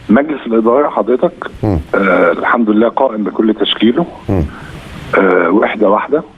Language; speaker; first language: Arabic; native; Arabic